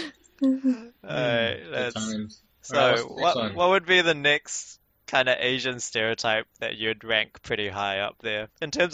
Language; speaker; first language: English; native; English